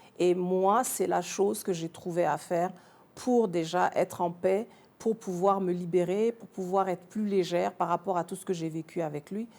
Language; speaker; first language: French; early bilingual, other home language; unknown